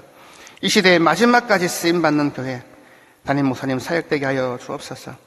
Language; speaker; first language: Korean; native; Korean